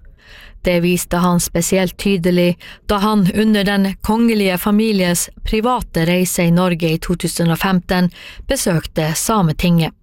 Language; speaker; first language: Norwegian; native; Norwegian